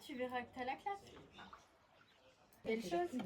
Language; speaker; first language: French; native; French